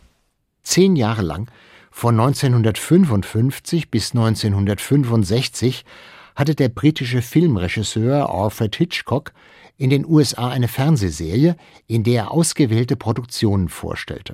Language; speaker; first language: German; native; German